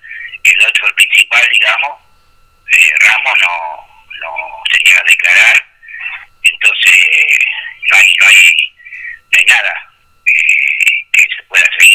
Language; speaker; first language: Spanish; native; Spanish